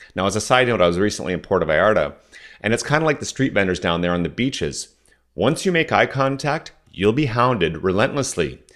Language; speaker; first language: English; non-native, fluent; French